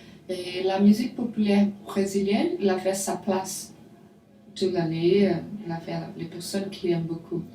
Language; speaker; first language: French; non-native, learner; Portuguese